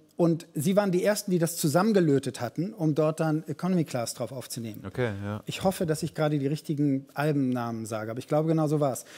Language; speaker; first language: German; native; German